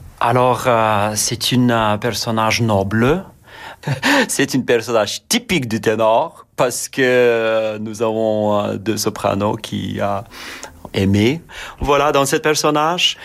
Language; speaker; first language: French; non-native, learner; Lithuanian